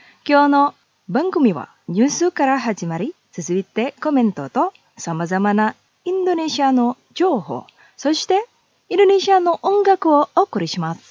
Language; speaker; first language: Japanese; non-native, fluent; Indonesian